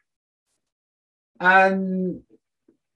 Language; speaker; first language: English; non-native, fluent; Spanish